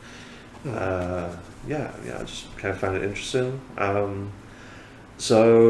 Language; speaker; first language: English; native; English